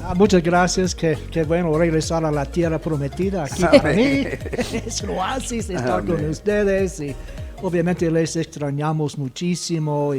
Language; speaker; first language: Spanish; non-native, fluent; English